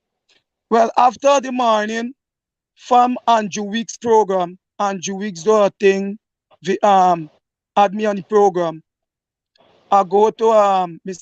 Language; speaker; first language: English; native; English